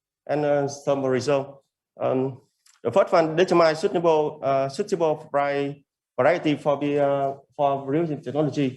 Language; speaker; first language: English; non-native, learner; Vietnamese